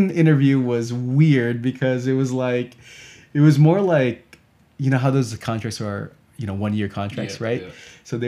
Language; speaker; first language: English; native; English